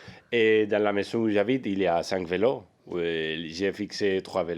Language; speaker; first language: French; non-native, learner; Spanish